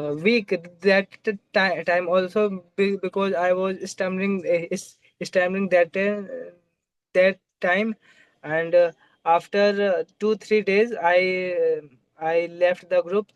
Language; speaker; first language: English; non-native, local second language; Hindi